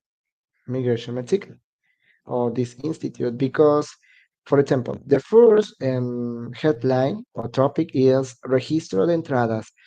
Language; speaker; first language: English; non-native, learner; Spanish